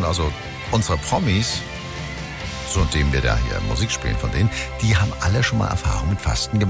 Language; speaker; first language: German; native; German